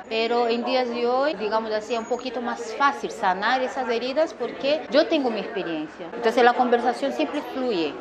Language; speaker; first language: Spanish; non-native, fluent; Korean